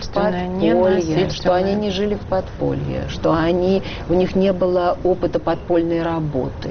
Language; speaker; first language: Russian; native; Russian